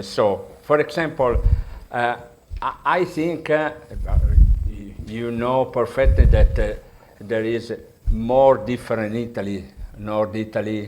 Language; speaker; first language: English; non-native, learner; Italian